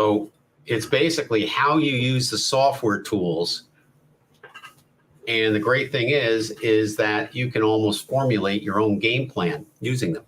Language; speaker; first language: English; native; English